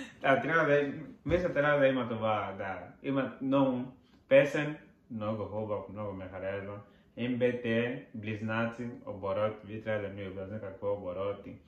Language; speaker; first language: Bulgarian; non-native, learner; Portuguese